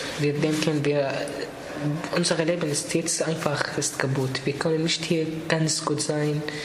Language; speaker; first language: German; non-native, learner; Arabic